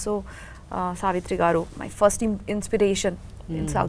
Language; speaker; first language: Telugu; non-native, learner; Bangla